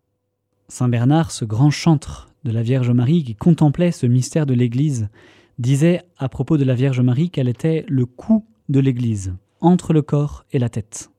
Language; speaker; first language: French; native; French